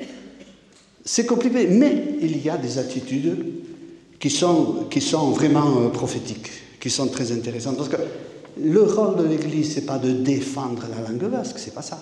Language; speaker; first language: French; native; French